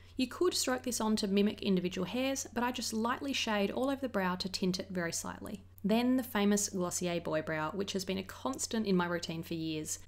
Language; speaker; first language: English; native; English